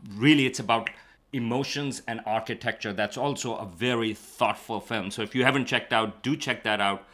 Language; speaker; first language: English; non-native, local second language; Urdu